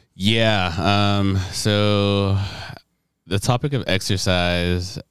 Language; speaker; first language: English; non-native, local second language; Yoruba